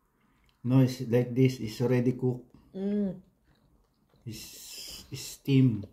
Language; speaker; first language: English; non-native, local second language; Filipino